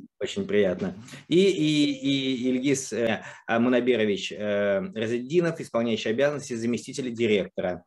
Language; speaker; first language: Russian; native; Russian